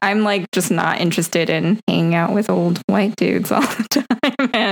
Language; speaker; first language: English; native; English